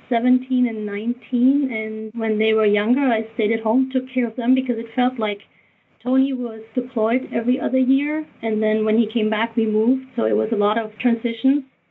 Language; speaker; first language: English; non-native, fluent; German